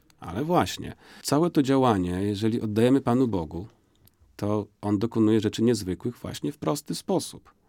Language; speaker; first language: Polish; native; Polish